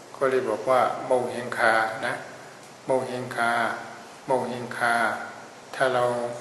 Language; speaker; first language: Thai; non-native, fluent; Burmese